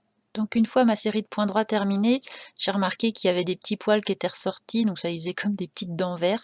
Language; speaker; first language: French; native; French